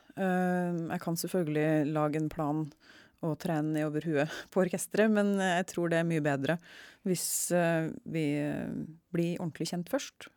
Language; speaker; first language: Norwegian; native; Norwegian